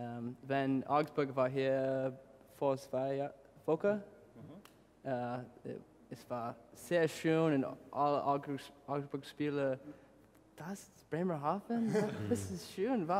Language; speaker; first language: German; non-native, learner; English